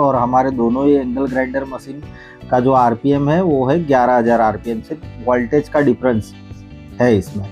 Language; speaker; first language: Hindi; native; Hindi